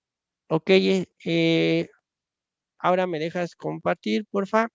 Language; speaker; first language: Spanish; native; Spanish